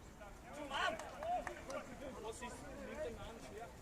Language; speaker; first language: German; native; German